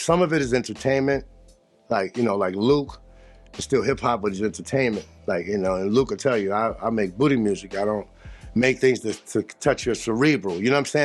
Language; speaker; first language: English; native; English